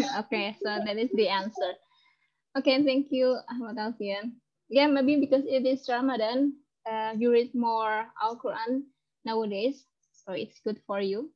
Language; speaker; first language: English; non-native, fluent; Indonesian